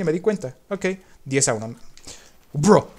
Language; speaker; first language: Spanish; native; Spanish